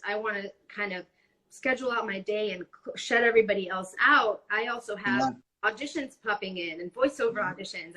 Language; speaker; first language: English; non-native, fluent; Spanish